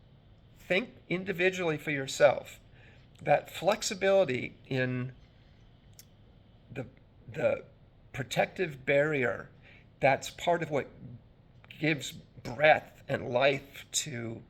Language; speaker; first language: English; native; English